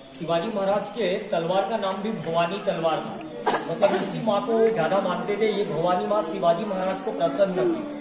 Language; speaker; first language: Hindi; non-native, local second language; Marathi